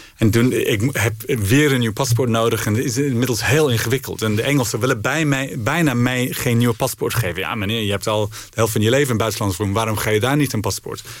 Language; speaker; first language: Dutch; non-native, fluent; English